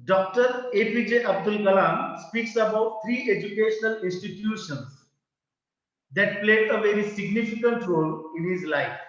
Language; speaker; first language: English; non-native, local second language; Marathi